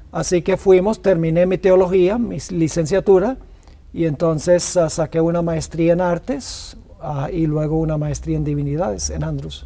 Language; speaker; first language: Spanish; early bilingual, other home language; English